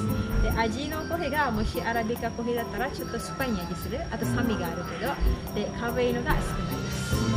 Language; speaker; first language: Japanese; non-native, learner; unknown